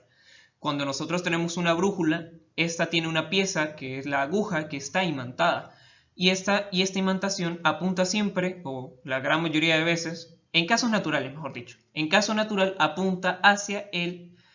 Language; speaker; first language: Spanish; native; Spanish